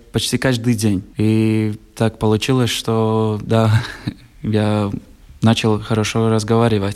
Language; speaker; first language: Russian; non-native, local second language; Latvian